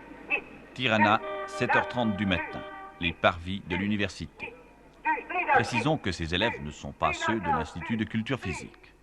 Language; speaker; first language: French; native; French